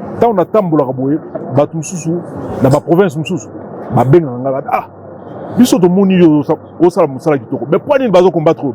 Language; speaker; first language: Lingala; native; Lingala